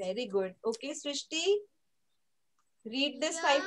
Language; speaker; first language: English; non-native, local second language; Hindi